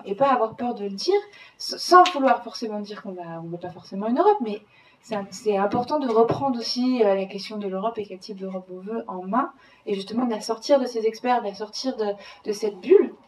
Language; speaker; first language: French; native; French